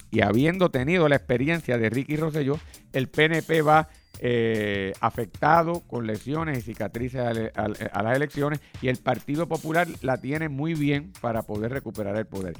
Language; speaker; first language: Spanish; native; Spanish